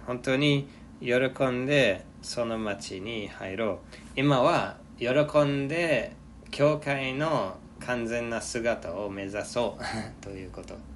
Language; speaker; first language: Japanese; non-native, fluent; English